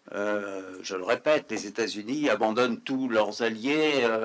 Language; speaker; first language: French; native; French